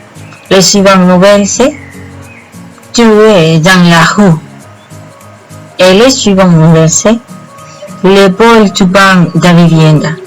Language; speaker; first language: French; non-native, learner; Spanish